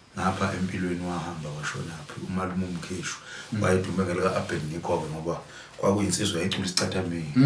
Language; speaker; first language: Zulu; native; Zulu